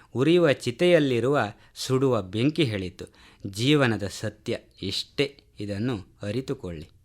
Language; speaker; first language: Kannada; native; Kannada